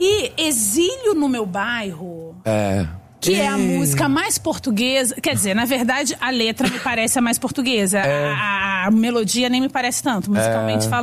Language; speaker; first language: Portuguese; native; Portuguese